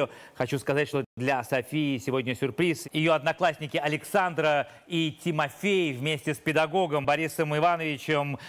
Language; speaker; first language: Russian; native; Russian